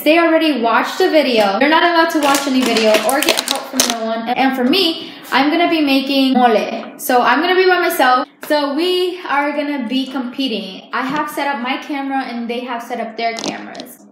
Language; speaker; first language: English; early bilingual, other home language; Spanish